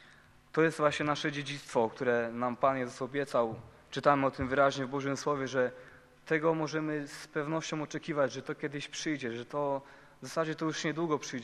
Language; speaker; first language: Polish; native; Polish